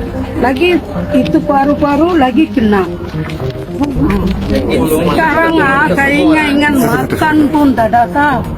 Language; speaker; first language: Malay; non-native, learner; Indonesian